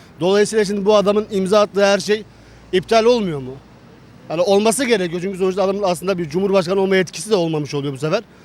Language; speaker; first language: Turkish; native; Turkish